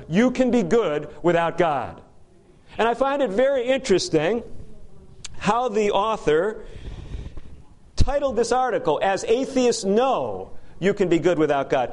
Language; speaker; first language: English; native; English